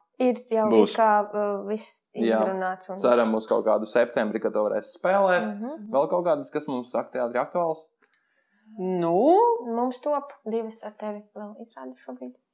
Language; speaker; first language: Latvian; native; Latvian